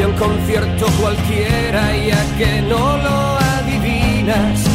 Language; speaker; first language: Spanish; native; Spanish